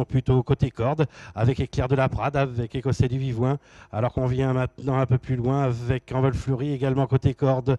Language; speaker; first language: French; native; French